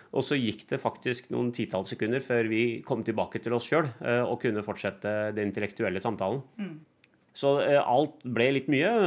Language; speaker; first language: Norwegian; early bilingual, other home language; Punjabi